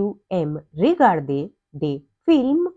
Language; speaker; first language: French; non-native, fluent; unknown